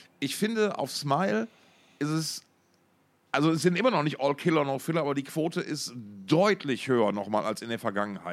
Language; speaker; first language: German; native; German